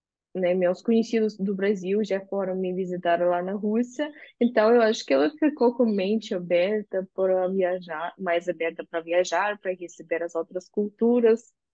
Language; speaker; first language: Portuguese; non-native, fluent; Russian